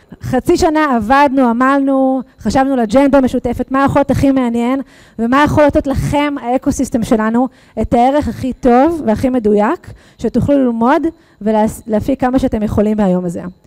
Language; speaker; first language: Hebrew; native; Hebrew